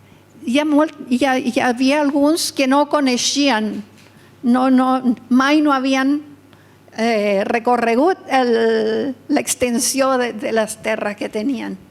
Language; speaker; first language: Catalan; early bilingual, heritage; Catalan